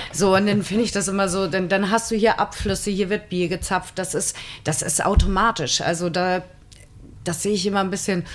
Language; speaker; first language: German; native; German